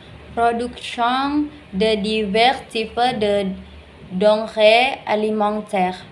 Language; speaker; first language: French; non-native, learner; Indonesian